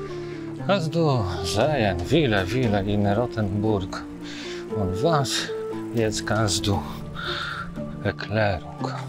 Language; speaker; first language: German; non-native, learner; Polish